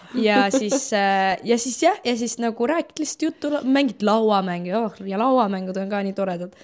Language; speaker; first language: Estonian; non-native, local second language; Russian